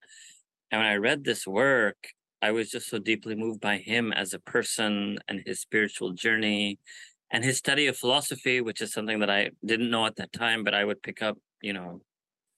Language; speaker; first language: English; native; English